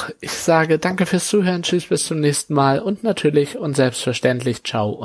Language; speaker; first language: German; native; German